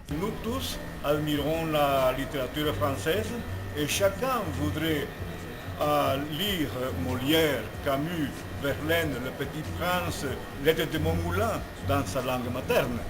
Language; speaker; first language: French; non-native, learner; Spanish